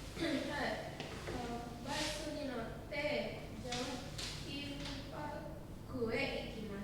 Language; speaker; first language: Japanese; non-native, learner; Indonesian